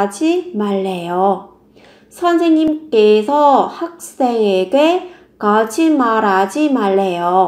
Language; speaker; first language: Korean; non-native, fluent; Vietnamese